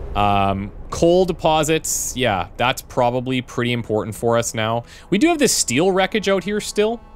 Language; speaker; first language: English; native; English